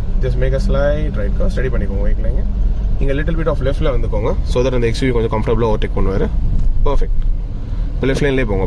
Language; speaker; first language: Tamil; native; Tamil